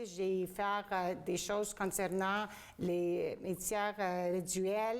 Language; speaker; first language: French; non-native, fluent; Greek